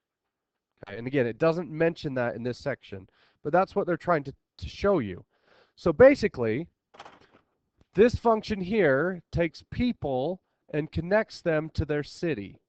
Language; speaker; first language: English; native; English